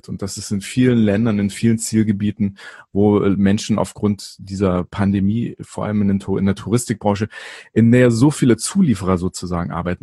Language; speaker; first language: German; native; German